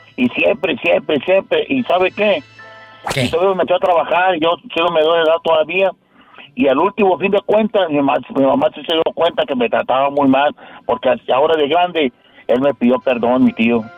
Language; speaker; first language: Spanish; native; Spanish